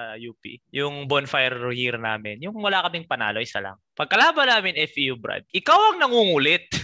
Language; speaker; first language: Filipino; native; Filipino